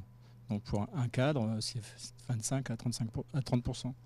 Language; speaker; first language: French; native; French